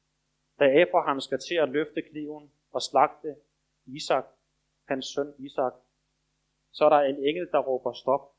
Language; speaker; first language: Danish; native; Danish